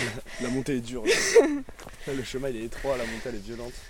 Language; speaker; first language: French; native; French